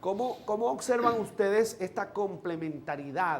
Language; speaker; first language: Spanish; native; Spanish